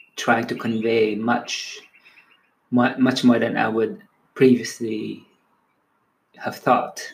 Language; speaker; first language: English; non-native, local second language; Filipino